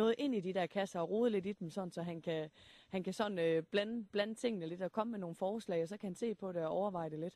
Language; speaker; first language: Danish; native; Danish